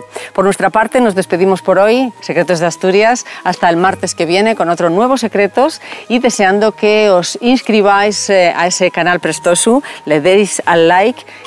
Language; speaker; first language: Spanish; native; Spanish